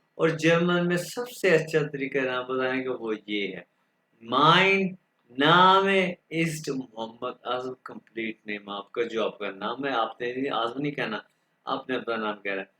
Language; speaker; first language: Urdu; non-native, local second language; Punjabi